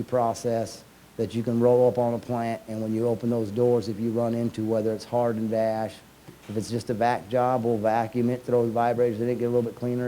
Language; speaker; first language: English; native; English